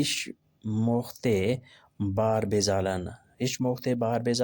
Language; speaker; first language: German; non-native, fluent; Urdu